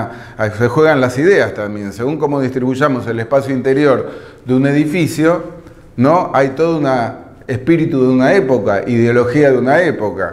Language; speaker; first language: Spanish; native; Spanish